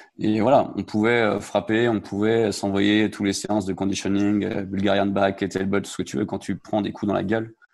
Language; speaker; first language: French; native; French